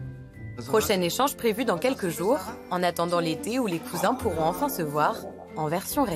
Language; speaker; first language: French; native; French